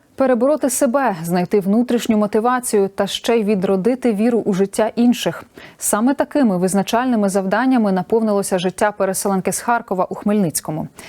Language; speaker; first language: Ukrainian; native; Ukrainian